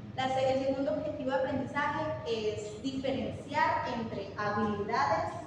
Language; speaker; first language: Spanish; non-native, fluent; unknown